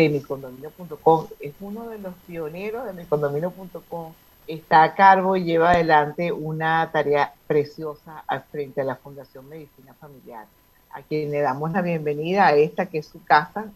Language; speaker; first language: Spanish; native; Spanish